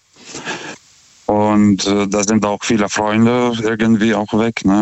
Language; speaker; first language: German; non-native, fluent; Lithuanian